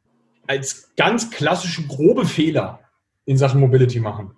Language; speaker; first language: German; native; German